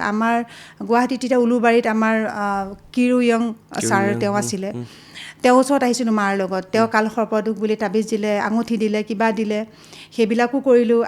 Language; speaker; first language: Assamese; native; Assamese